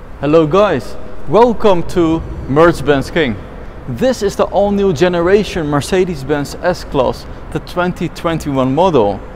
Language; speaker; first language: English; non-native, fluent; Dutch